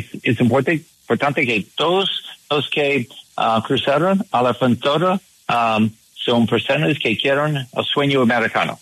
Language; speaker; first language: Spanish; non-native, learner; English